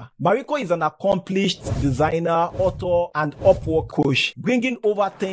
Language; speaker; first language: English; non-native, local second language; Yoruba